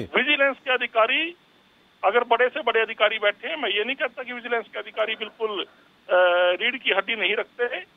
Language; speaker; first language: Hindi; native; Hindi